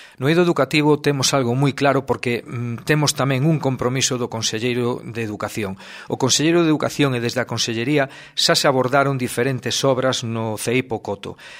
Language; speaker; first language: Galician; native; Galician